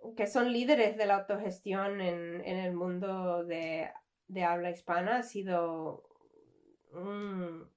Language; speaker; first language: Spanish; early bilingual, heritage; English